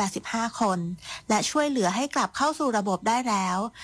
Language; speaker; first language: Thai; native; Thai